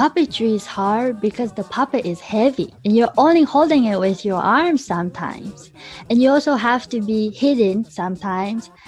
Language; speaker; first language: English; early bilingual, other home language; Japanese